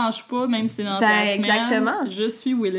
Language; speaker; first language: French; native; French